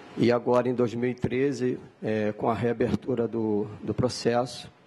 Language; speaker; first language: Portuguese; native; Portuguese